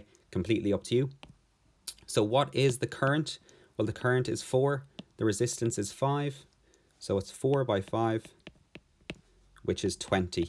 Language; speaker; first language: English; native; English